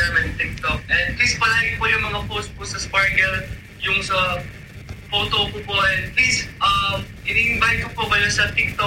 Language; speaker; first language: English; native; English